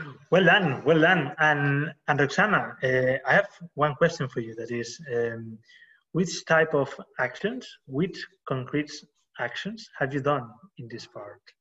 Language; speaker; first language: English; non-native, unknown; Spanish